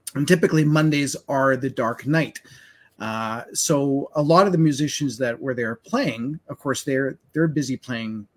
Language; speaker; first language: English; native; English